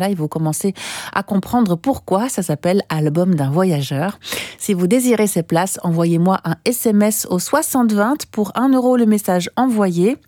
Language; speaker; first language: French; native; French